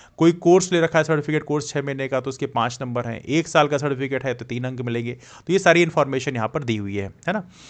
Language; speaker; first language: Hindi; native; Hindi